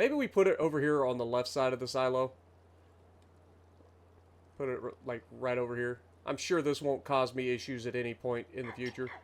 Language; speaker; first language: English; native; English